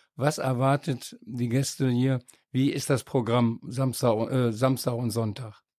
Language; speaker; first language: German; native; German